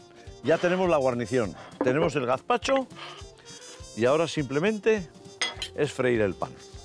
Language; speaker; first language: Spanish; native; Spanish